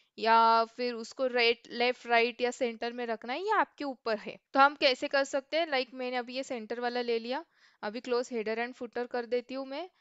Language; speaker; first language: Hindi; non-native, local second language; Marathi